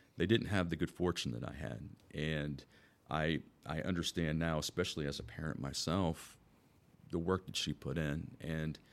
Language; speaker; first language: English; native; English